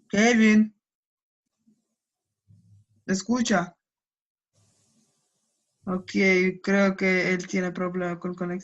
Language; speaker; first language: Spanish; non-native, learner; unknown